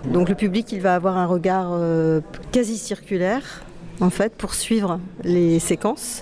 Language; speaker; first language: French; native; French